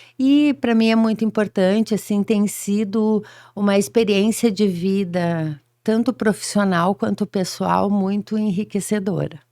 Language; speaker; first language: Portuguese; native; Portuguese